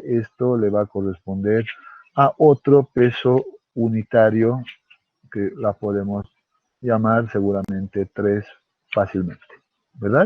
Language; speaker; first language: Spanish; native; Spanish